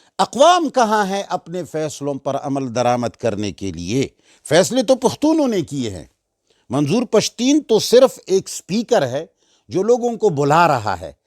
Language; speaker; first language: Urdu; non-native, local second language; Pashto